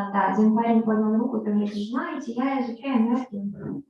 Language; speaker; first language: Russian; native; Russian